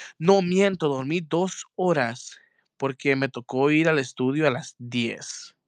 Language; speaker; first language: Spanish; native; Spanish